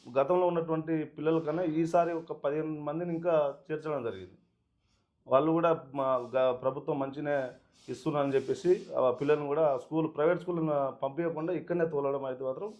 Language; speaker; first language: Telugu; non-native, local second language; Lambadi